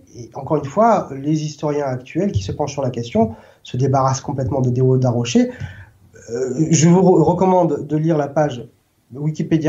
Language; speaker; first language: French; native; French